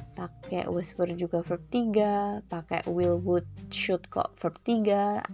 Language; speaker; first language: English; non-native, fluent; Indonesian